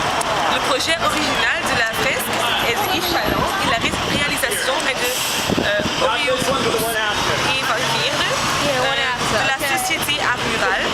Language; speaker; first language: French; non-native, learner; Dutch